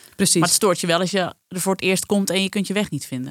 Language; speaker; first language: Dutch; native; Dutch